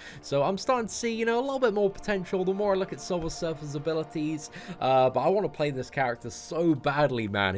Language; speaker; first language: English; native; English